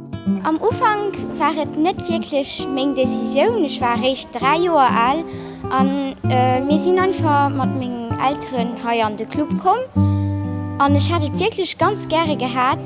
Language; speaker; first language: German; non-native, local second language; Luxembourgish